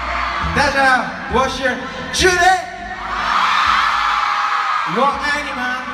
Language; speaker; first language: Chinese; non-native, learner; Korean